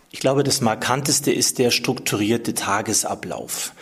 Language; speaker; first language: German; native; German